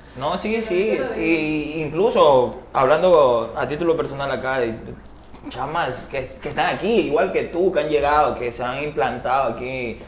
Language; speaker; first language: Spanish; native; Spanish